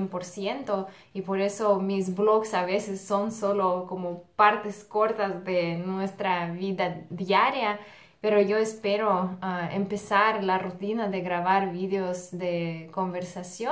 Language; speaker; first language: Spanish; non-native, fluent; Russian